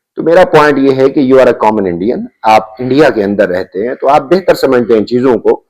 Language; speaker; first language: Urdu; non-native, local second language; Punjabi